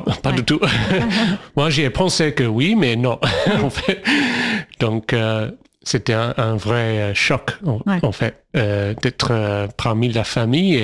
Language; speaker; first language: French; non-native, fluent; English